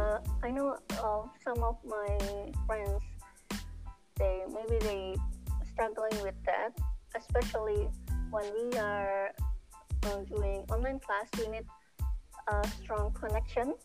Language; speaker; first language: English; non-native, learner; Indonesian